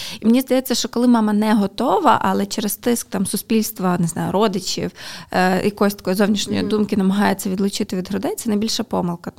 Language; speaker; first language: Ukrainian; native; Ukrainian